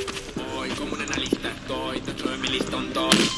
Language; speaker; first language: Spanish; native; Spanish